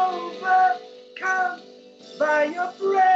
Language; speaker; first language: English; native; English